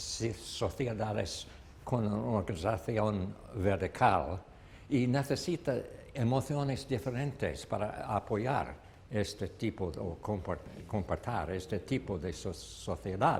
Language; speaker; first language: Spanish; non-native, learner; English